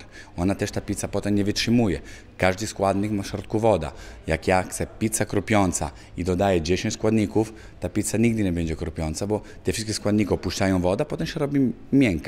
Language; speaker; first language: Polish; non-native, learner; Italian